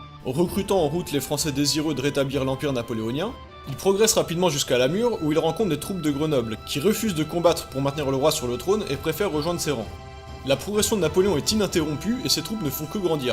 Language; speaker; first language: French; native; French